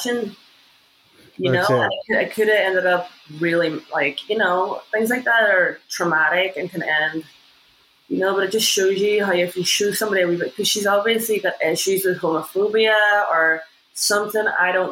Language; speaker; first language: English; native; English